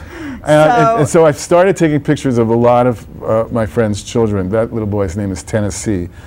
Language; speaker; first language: English; native; English